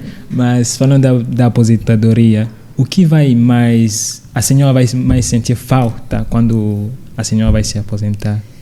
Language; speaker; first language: Portuguese; non-native, fluent; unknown